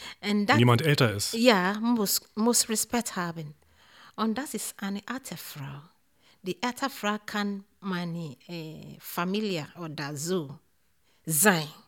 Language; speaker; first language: German; non-native, learner; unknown